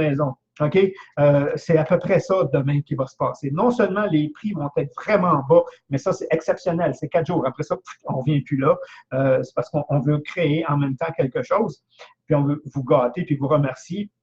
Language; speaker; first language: French; native; French